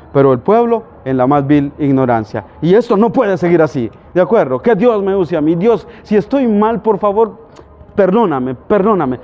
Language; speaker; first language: Spanish; native; Spanish